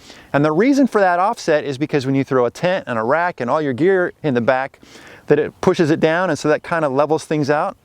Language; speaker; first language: English; native; English